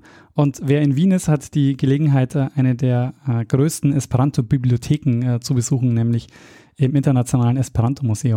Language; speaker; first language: German; native; German